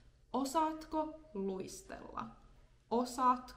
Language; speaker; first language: Finnish; non-native, fluent; English